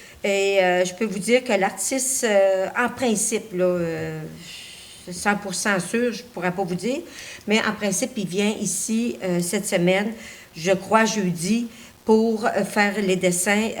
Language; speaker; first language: French; native; French